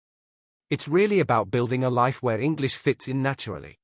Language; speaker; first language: English; native; English